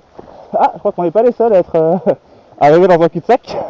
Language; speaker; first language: French; native; French